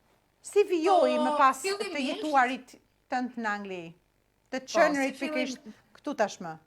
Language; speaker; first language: Albanian; native; Albanian